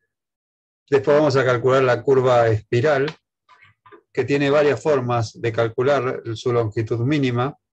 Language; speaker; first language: Spanish; native; Spanish